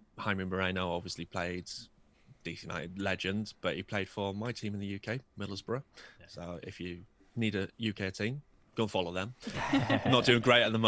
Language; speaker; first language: English; native; English